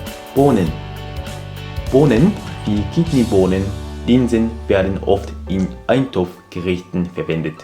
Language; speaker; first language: German; non-native, fluent; Japanese